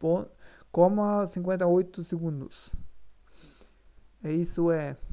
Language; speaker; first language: Portuguese; non-native, learner; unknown